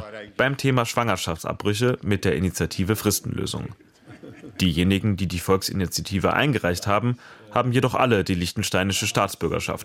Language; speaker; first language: German; native; German